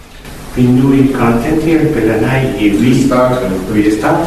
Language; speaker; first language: Danish; non-native, learner; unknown